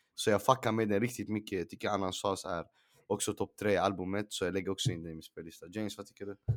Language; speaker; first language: Swedish; early bilingual, other home language; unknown